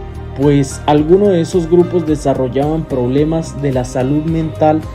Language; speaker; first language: Spanish; native; Spanish